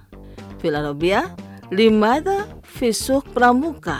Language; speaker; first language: Arabic; non-native, fluent; Indonesian